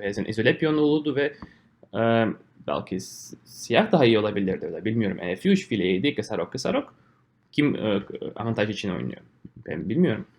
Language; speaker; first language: Turkish; non-native, fluent; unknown